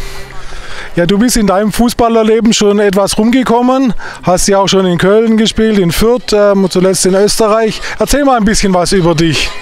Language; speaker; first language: German; native; German